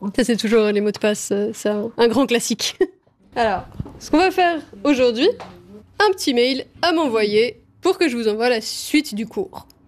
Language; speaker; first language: French; native; French